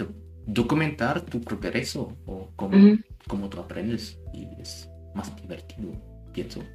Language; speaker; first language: Spanish; non-native, learner; German